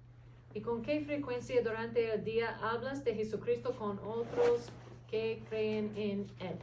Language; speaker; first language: Spanish; non-native, fluent; English